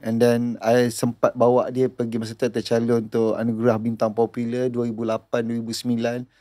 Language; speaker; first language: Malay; native; Malay